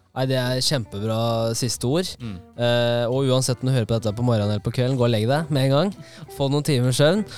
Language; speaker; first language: Norwegian; native; Norwegian